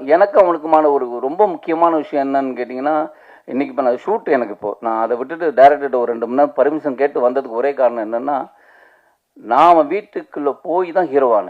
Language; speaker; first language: Tamil; native; Tamil